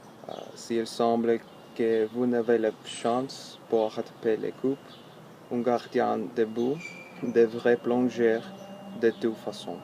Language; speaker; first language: French; non-native, learner; English